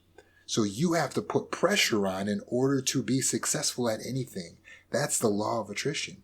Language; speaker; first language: English; native; English